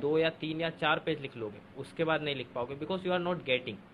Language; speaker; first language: Hindi; native; Hindi